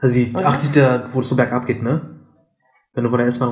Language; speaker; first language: German; native; German